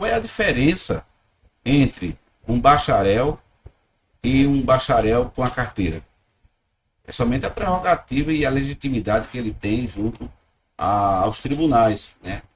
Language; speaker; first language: Portuguese; native; Portuguese